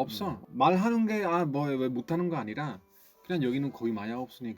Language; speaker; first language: Korean; non-native, fluent; Spanish